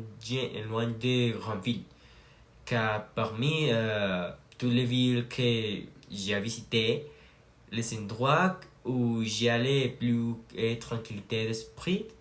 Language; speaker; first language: French; non-native, learner; Spanish